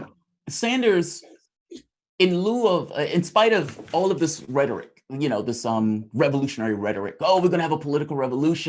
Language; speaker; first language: English; native; English